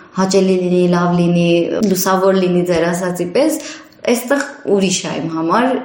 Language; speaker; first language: Armenian; early bilingual, heritage; Armenian